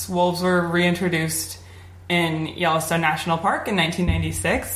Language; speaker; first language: English; native; English